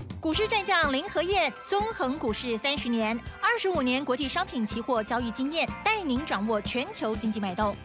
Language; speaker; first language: Chinese; native; Chinese